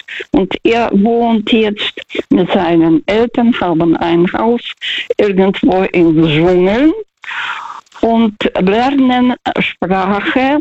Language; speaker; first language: German; non-native, fluent; Russian